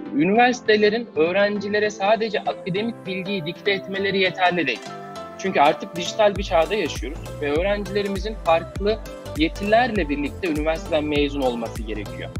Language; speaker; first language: Turkish; native; Turkish